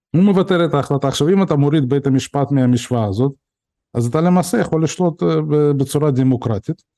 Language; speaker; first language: Hebrew; early bilingual, other home language; Russian